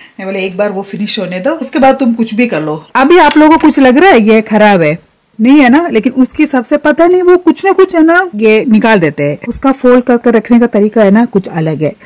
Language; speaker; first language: Hindi; non-native, local second language; Malayalam